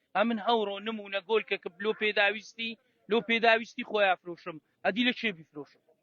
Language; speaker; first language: Central Kurdish; native; Central Kurdish